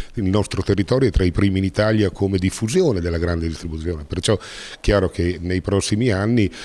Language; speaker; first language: Italian; native; Italian